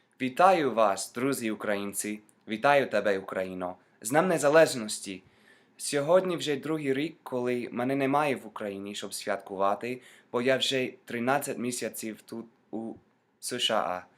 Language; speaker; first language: Ukrainian; non-native, fluent; English